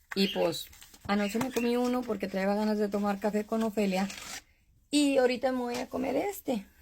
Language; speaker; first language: Spanish; early bilingual, heritage; Spanish